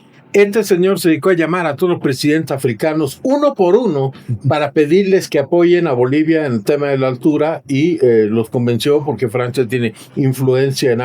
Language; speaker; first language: Spanish; native; Spanish